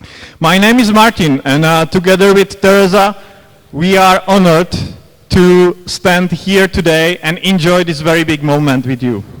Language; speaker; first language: English; non-native, fluent; Czech